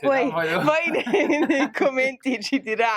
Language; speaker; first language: Italian; non-native, fluent; English